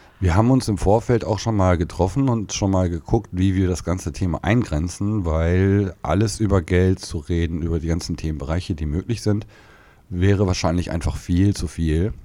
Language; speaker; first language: German; native; German